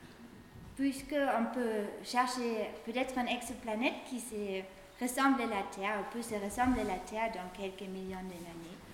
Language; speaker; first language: French; non-native, fluent; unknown